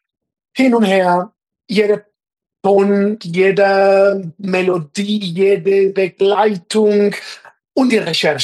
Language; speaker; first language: German; non-native, fluent; Spanish